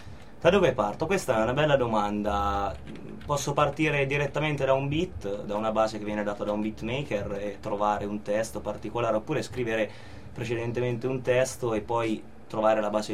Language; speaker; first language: Italian; native; Italian